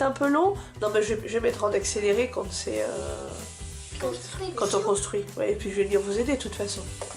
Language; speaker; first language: French; native; French